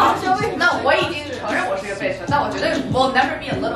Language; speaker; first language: Chinese; native; Chinese